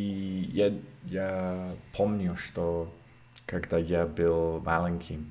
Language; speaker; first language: Russian; non-native, learner; English